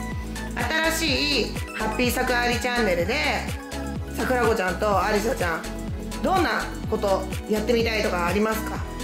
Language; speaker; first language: Japanese; native; Japanese